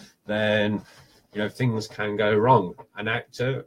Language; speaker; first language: English; native; English